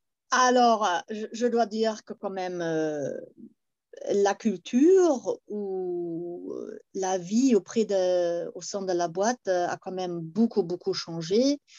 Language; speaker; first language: French; non-native, fluent; German